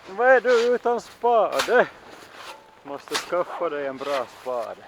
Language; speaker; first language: Swedish; native; Swedish